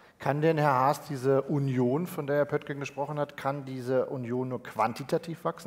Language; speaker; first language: German; native; German